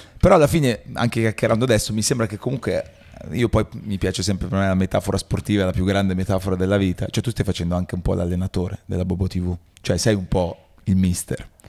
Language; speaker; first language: Italian; native; Italian